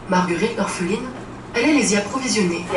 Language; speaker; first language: French; native; French